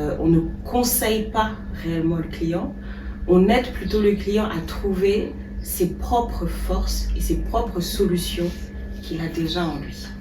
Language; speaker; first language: French; non-native, local second language; Wolof